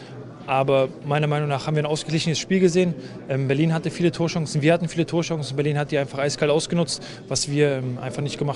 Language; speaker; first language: German; native; German